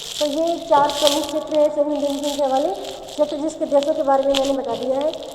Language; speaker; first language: Hindi; native; Hindi